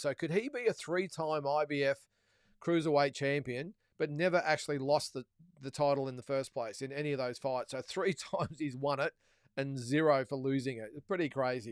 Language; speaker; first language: English; native; English